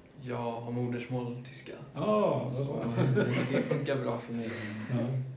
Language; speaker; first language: Swedish; early bilingual, other home language; German